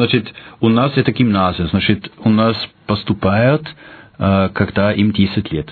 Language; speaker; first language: Russian; non-native, fluent; German